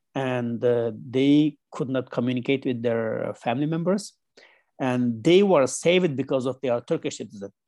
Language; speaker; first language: English; non-native, learner; Chinese